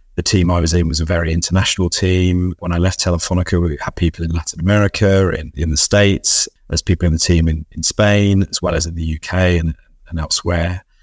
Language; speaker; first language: English; native; English